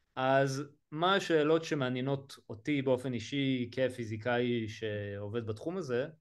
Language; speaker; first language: Hebrew; native; Hebrew